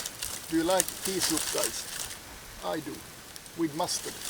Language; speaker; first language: English; non-native, fluent; Swedish